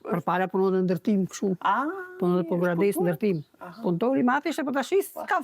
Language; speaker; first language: Albanian; native; Albanian